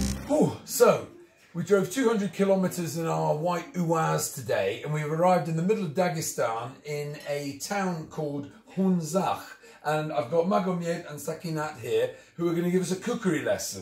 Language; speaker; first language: English; native; English